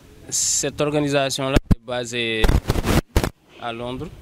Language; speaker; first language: French; non-native, local second language; Wolof